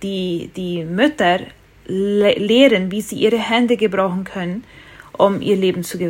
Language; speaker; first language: German; non-native, fluent; Spanish